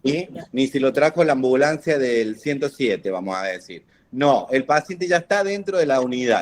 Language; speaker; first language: Spanish; native; Spanish